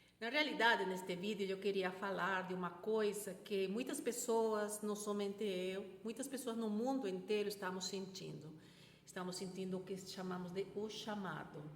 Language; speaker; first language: Portuguese; non-native, fluent; Spanish